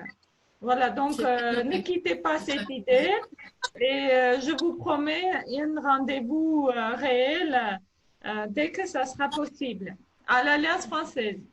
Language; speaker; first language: French; non-native, fluent; Armenian